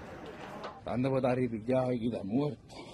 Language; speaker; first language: Italian; native; Italian